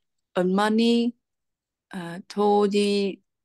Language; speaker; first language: Korean; non-native, learner; Vietnamese